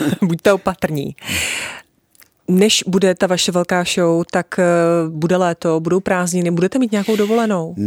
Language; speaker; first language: Czech; native; Czech